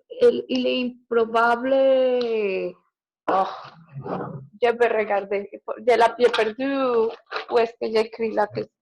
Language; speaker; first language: French; non-native, learner; Spanish